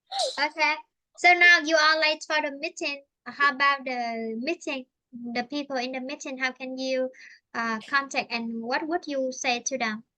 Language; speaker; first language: English; non-native, fluent; Vietnamese